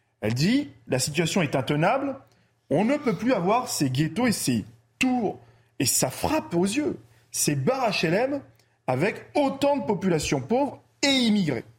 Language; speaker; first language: French; early bilingual, other home language; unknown